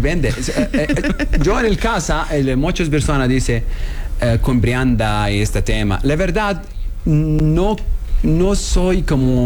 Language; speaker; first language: Spanish; non-native, learner; Arabic